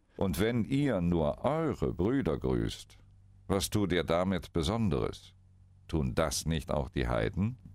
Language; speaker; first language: German; native; German